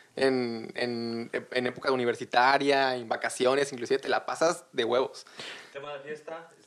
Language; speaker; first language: Spanish; native; Spanish